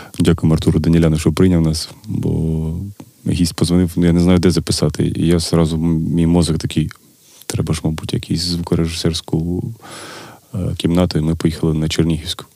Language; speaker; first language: Ukrainian; non-native, local second language; Russian